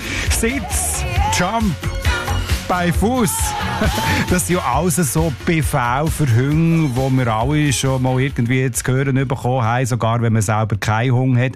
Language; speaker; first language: German; native; German